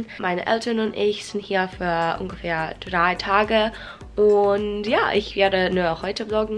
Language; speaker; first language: German; non-native, learner; English